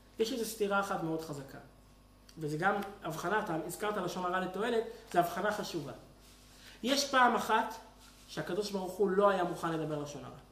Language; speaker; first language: Hebrew; native; Hebrew